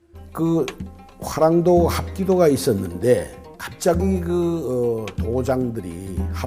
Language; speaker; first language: Korean; native; Korean